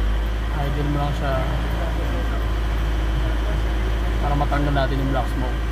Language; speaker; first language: Filipino; native; Filipino